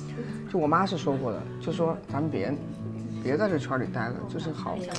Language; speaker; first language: Chinese; native; Chinese